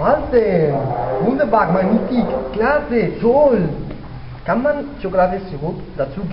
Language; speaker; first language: German; non-native, learner; Spanish